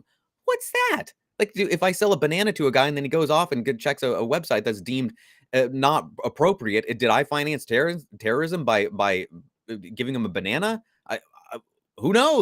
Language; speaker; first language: English; native; English